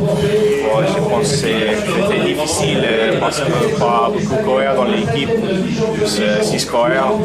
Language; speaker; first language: French; non-native, learner; English